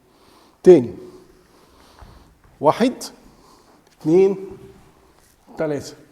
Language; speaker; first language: Arabic; native; Arabic